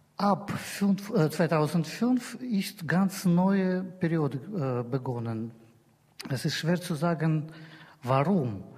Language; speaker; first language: German; non-native, learner; Russian